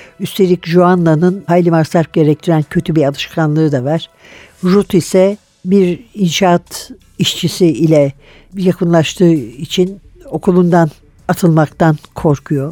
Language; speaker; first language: Turkish; native; Turkish